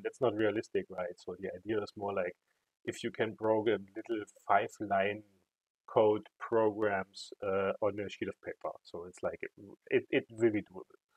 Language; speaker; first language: English; non-native, fluent; German